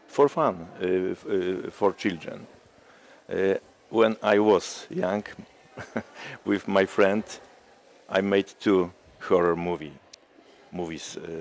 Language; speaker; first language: English; non-native, learner; Polish